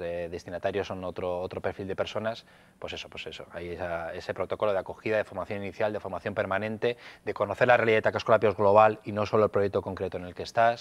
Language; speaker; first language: Spanish; native; Spanish